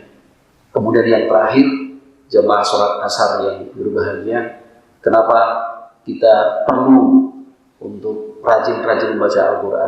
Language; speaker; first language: Indonesian; native; Indonesian